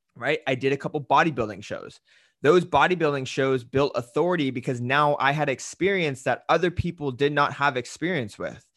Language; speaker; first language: English; native; English